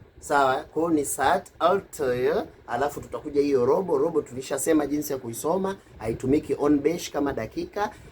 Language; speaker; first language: Swahili; native; Swahili